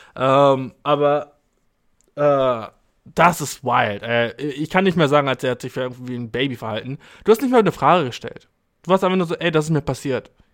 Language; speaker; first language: German; early bilingual, other home language; Albanian